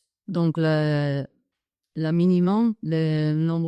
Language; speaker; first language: French; non-native, fluent; English